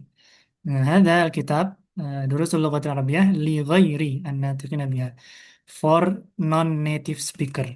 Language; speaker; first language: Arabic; non-native, fluent; Indonesian